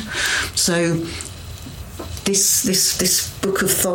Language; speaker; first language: English; native; English